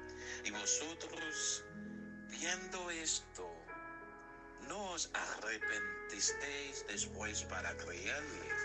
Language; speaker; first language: Spanish; non-native, learner; Haitian Creole